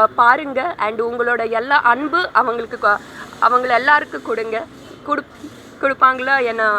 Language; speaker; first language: Tamil; non-native, learner; Telugu